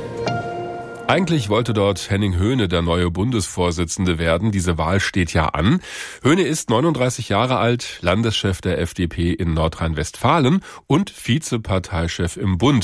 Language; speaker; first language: German; native; German